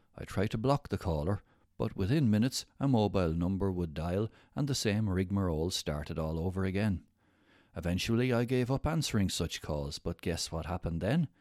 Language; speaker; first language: English; native; English